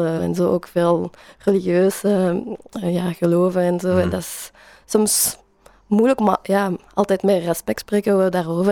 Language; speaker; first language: Dutch; non-native, learner; French